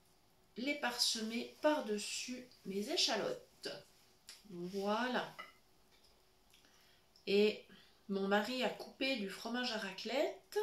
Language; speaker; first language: French; native; French